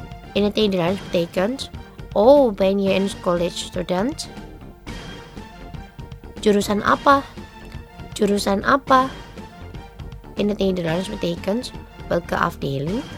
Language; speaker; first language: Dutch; non-native, learner; Indonesian